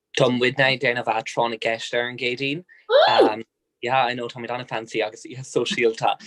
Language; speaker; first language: Irish; non-native, local second language; English